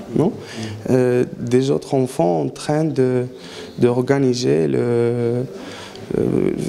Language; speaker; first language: French; non-native, learner; Arabic